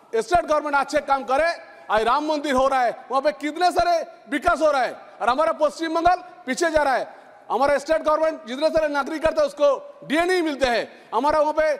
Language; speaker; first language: Hindi; non-native, local second language; Bangla